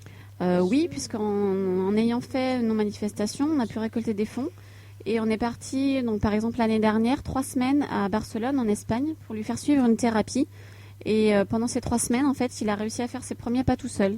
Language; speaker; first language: French; native; French